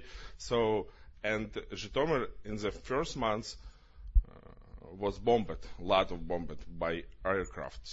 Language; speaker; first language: English; non-native, learner; Ukrainian